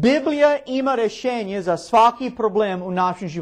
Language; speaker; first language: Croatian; non-native, learner; English